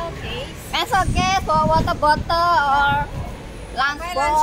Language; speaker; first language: English; non-native, learner; Indonesian